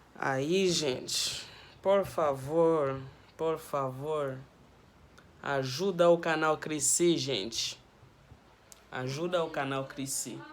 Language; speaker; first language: Portuguese; non-native, learner; Haitian Creole